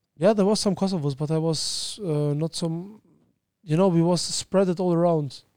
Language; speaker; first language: English; early bilingual, other home language; Albanian